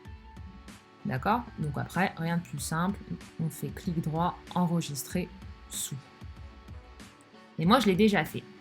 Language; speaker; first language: French; native; French